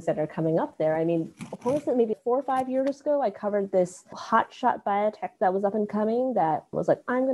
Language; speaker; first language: English; non-native, local second language; Cantonese